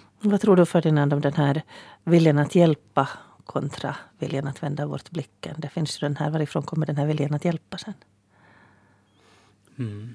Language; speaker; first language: Swedish; native; Swedish